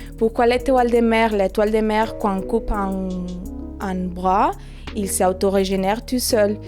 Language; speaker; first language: French; non-native, fluent; Spanish